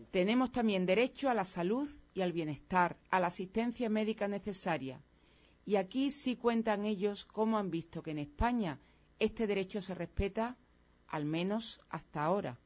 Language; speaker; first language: Spanish; native; Spanish